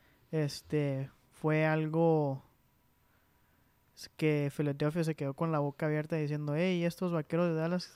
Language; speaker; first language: Spanish; early bilingual, heritage; Spanish